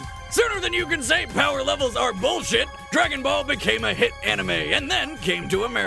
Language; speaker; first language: English; native; English